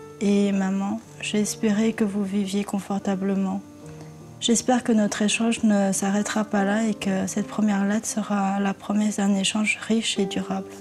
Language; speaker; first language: French; early bilingual, other home language; Korean